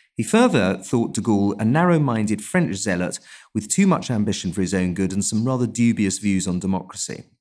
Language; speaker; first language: English; native; English